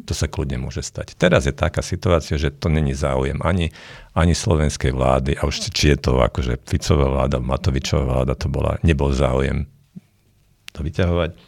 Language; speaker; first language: Slovak; non-native, local second language; Hungarian